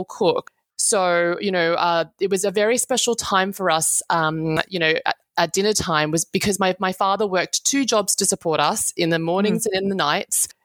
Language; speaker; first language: English; native; English